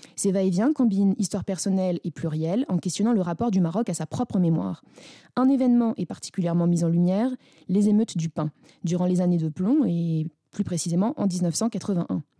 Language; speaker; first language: French; native; French